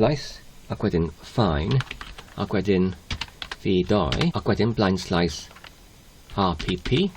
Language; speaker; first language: Welsh; non-native, learner; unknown